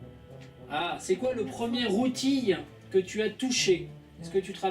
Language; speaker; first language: French; native; French